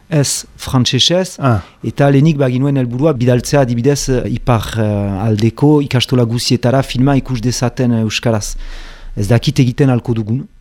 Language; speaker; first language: Basque; native; Basque